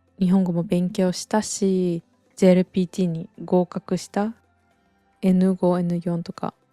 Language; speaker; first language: Japanese; native; Japanese